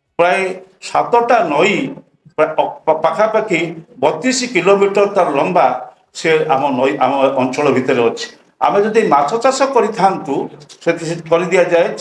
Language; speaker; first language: Odia; native; Odia